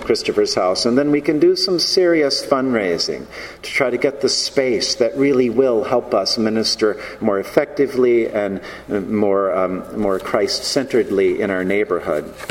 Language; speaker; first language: English; native; English